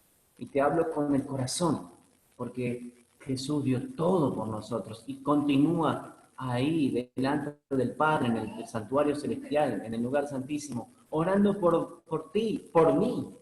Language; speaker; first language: Spanish; native; Spanish